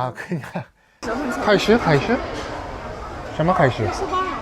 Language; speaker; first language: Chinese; non-native, learner; Korean